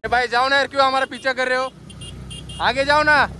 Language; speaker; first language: Hindi; non-native, local second language; Marathi